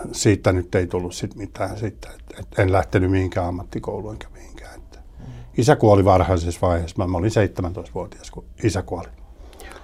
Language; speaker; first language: Finnish; early bilingual, heritage; Finnish